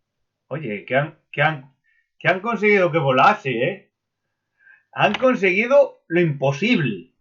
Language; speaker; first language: Spanish; native; Spanish